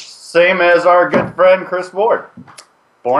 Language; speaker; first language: English; native; English